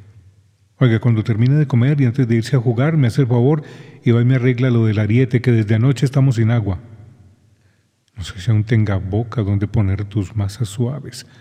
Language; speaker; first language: Spanish; native; Spanish